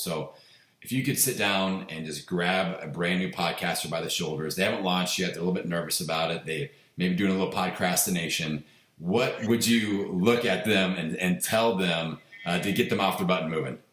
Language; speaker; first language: English; native; English